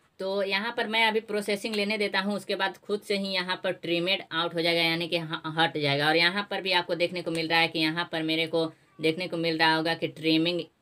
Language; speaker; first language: Hindi; native; Hindi